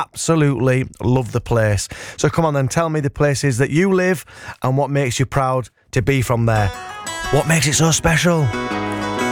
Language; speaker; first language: English; native; English